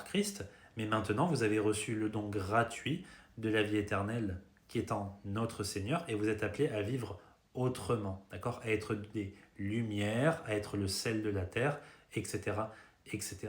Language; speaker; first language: French; native; French